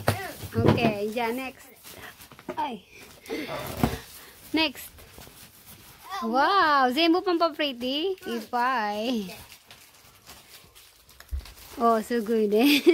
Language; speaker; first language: Japanese; non-native, learner; Filipino